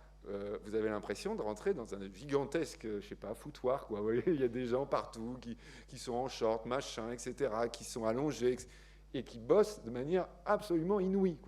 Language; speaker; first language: French; native; French